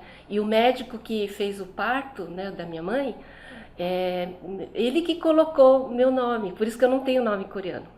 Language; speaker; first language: Portuguese; early bilingual, other home language; Korean